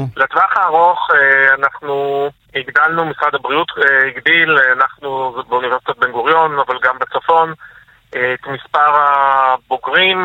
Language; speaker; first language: Hebrew; native; Hebrew